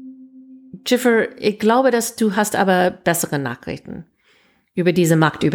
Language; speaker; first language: German; non-native, fluent; English